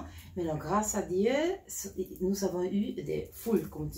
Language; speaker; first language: French; non-native, learner; Spanish